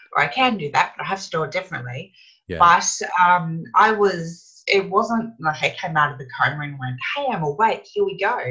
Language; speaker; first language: English; native; English